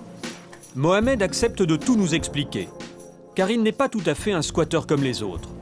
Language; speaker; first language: French; native; French